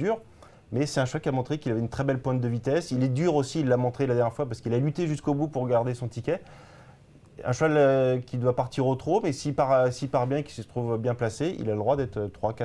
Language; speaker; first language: French; native; French